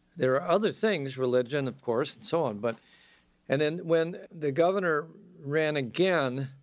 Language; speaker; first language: English; native; English